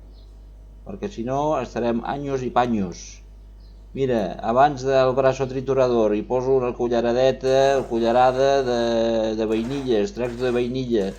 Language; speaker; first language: Catalan; non-native, local second language; Spanish